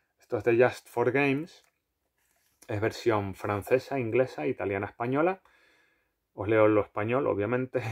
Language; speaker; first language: Spanish; native; Spanish